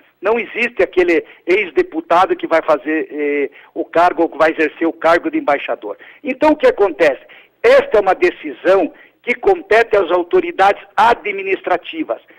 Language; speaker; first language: Portuguese; early bilingual, other home language; Italian